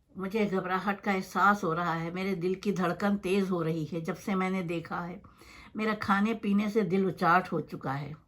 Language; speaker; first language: Urdu; native; Urdu